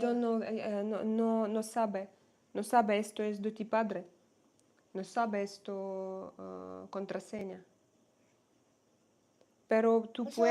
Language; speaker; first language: Spanish; non-native, learner; Russian